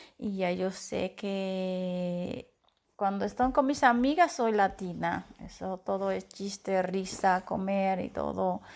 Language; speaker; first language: Spanish; native; Spanish